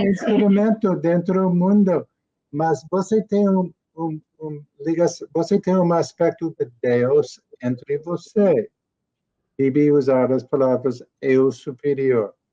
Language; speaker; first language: Portuguese; non-native, learner; English